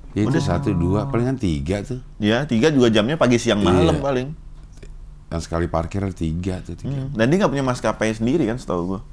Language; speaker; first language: Indonesian; early bilingual, other home language; Fula